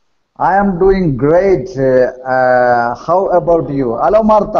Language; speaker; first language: English; non-native, learner; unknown